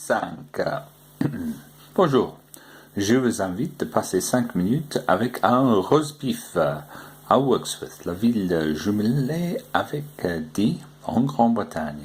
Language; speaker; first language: French; non-native, fluent; English